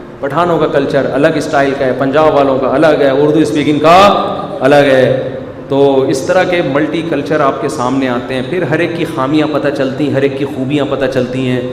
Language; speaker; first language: Urdu; native; Urdu